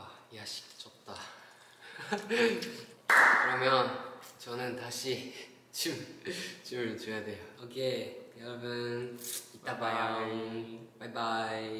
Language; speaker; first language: Korean; non-native, fluent; Japanese